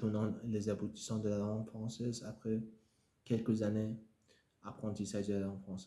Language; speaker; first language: French; non-native, fluent; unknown